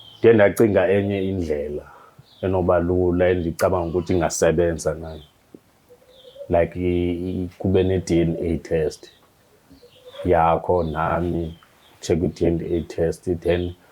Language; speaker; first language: Zulu; non-native, local second language; Xhosa